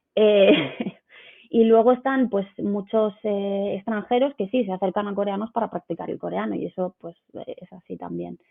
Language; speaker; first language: Spanish; native; Spanish